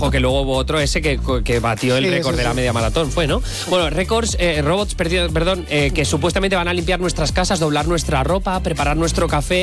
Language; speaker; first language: Spanish; native; Spanish